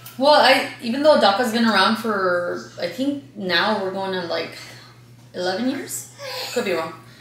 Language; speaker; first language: English; early bilingual, other home language; Spanish